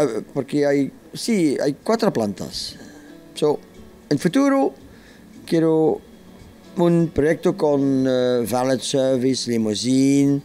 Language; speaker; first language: Spanish; non-native, learner; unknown